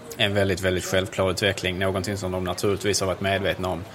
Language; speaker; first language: Swedish; native; Swedish